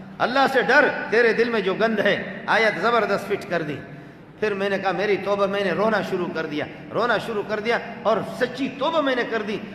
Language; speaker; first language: Urdu; non-native, local second language; Baluchi